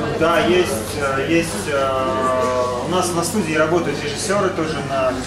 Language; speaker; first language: Russian; non-native, local second language; Bashkir